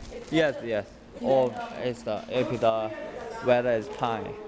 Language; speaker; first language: English; non-native, learner; Korean